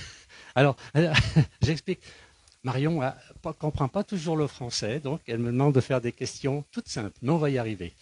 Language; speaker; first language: French; native; French